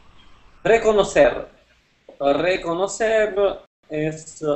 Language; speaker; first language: Spanish; non-native, fluent; Italian